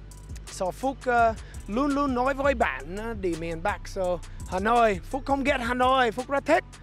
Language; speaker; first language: Vietnamese; non-native, fluent; English